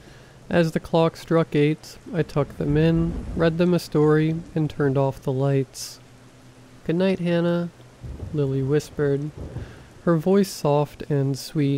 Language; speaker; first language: English; native; English